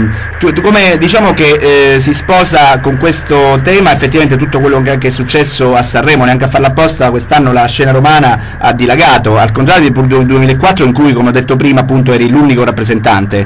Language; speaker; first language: Italian; native; Italian